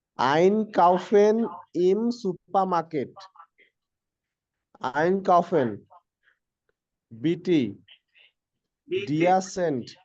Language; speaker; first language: German; non-native, learner; Bangla